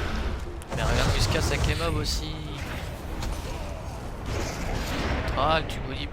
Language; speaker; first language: French; native; French